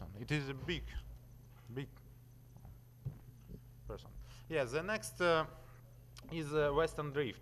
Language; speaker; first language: English; non-native, learner; Russian